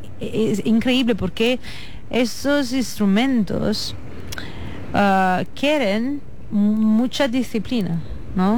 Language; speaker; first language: Spanish; non-native, fluent; Italian